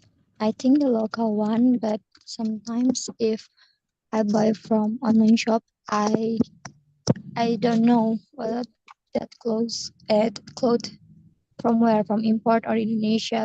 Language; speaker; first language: English; non-native, learner; Indonesian